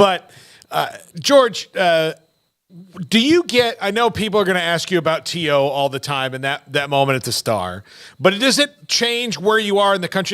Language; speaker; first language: English; native; English